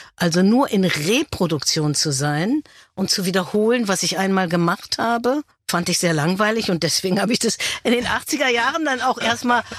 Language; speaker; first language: German; native; German